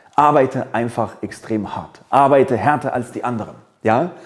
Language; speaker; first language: German; early bilingual, other home language; Persian